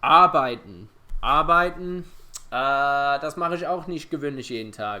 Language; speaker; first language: German; non-native, fluent; English